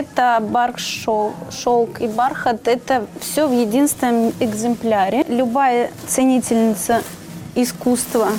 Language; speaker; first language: Russian; native; Russian